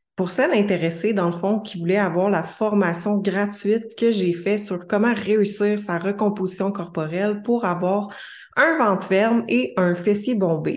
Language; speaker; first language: French; native; French